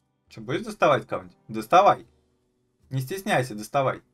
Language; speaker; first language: Russian; native; Russian